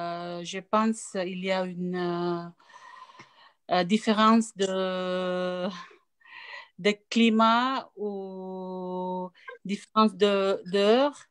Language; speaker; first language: French; non-native, learner; Fijian